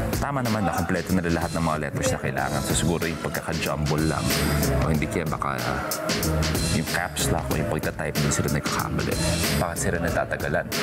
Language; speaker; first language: Filipino; native; Filipino